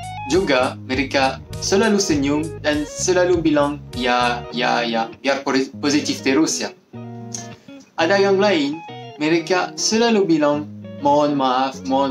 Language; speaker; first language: Indonesian; non-native, learner; French